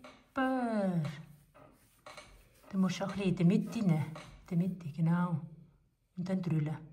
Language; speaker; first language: German; non-native, fluent; Tibetan